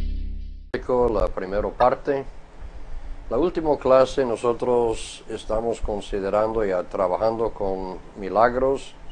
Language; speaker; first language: Spanish; non-native, fluent; English